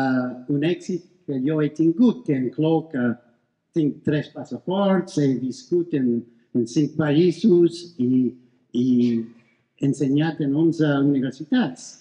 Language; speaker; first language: Catalan; non-native, fluent; English